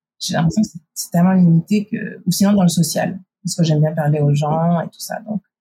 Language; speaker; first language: French; native; French